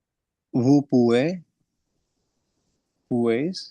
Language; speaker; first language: French; non-native, learner; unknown